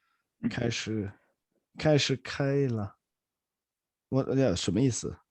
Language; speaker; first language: Chinese; non-native, fluent; Swedish